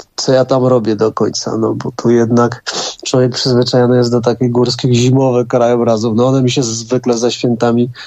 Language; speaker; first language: Polish; native; Polish